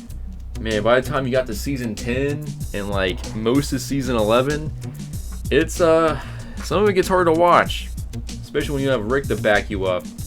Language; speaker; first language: English; native; English